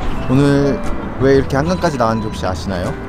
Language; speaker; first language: Korean; native; Korean